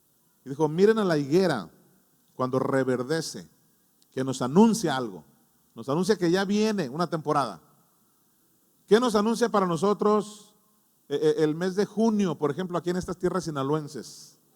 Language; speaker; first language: Spanish; native; Spanish